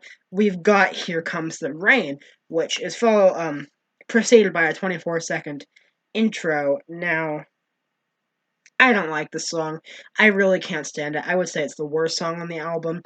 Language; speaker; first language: English; native; English